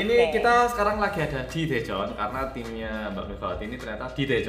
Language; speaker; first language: Indonesian; native; Indonesian